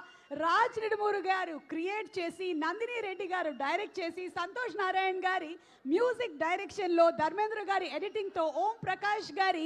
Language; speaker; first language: Telugu; native; Telugu